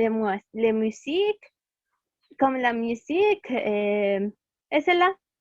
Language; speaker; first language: French; non-native, learner; Spanish